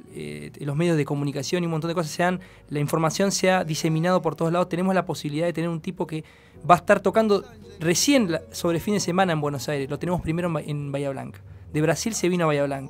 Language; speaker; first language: Spanish; native; Spanish